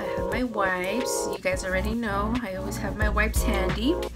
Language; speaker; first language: English; early bilingual, other home language; Spanish